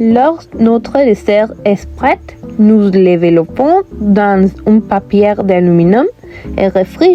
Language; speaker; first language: French; non-native, learner; Spanish